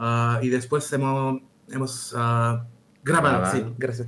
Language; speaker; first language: Spanish; non-native, learner; French